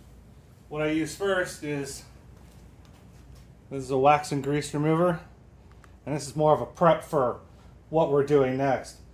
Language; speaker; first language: English; native; English